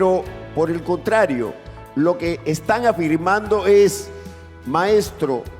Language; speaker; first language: Spanish; native; Spanish